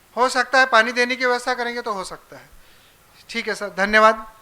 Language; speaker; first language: Hindi; non-native, local second language; Marathi